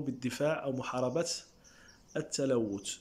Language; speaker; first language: Arabic; native; Arabic